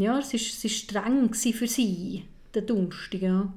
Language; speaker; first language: German; native; German